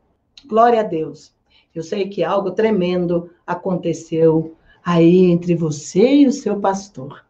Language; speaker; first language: Portuguese; native; Portuguese